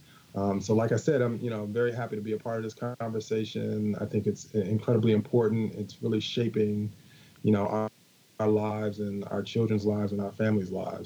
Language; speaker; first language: English; native; English